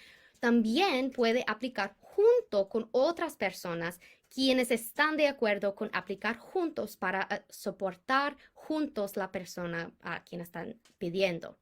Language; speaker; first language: Spanish; non-native, fluent; English